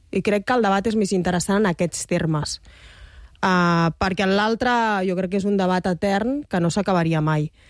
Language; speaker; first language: Catalan; native; Catalan